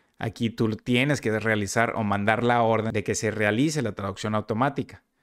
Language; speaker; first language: Spanish; native; Spanish